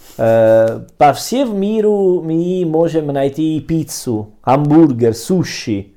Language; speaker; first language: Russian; non-native, learner; Italian